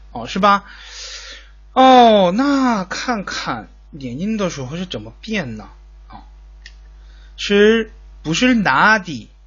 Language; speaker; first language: Chinese; non-native, fluent; Korean